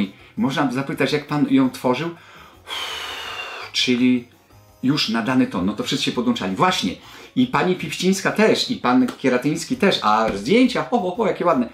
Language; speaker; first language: Polish; native; Polish